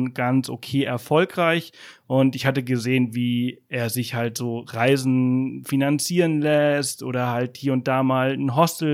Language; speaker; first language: German; native; German